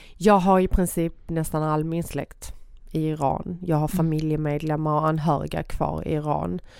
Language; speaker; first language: Swedish; early bilingual, other home language; Persian